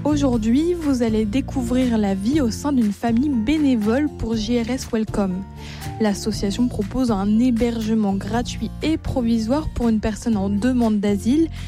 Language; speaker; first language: French; native; French